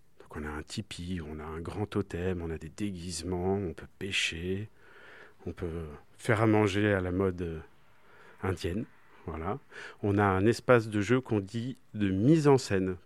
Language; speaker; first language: French; native; French